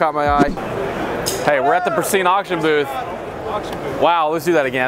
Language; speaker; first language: English; native; English